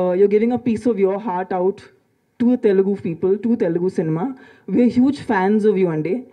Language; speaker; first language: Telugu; non-native, local second language; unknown